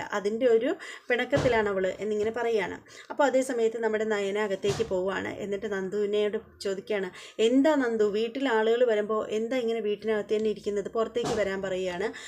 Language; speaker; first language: Malayalam; native; Malayalam